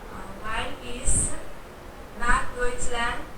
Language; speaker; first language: German; non-native, learner; Hindi